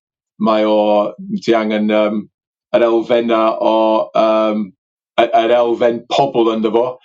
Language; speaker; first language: Welsh; native; Welsh